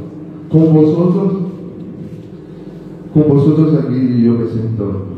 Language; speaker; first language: Spanish; non-native, learner; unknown